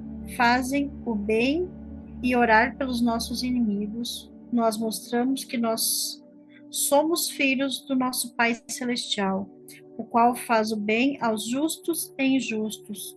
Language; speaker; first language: Portuguese; native; Portuguese